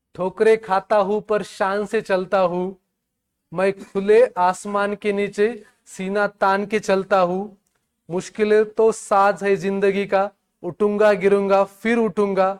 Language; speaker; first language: Hindi; non-native, local second language; Marathi